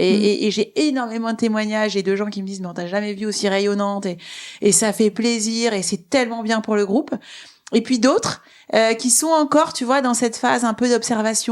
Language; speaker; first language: French; native; French